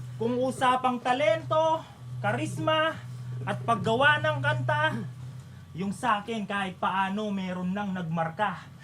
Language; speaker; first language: Filipino; non-native, local second language; Pampanga